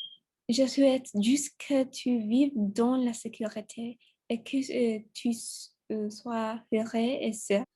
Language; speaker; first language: French; non-native, learner; English